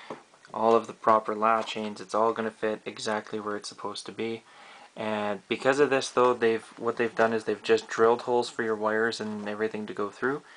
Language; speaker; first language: English; native; English